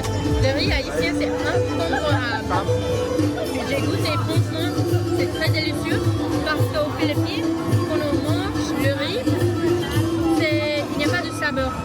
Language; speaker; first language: French; non-native, learner; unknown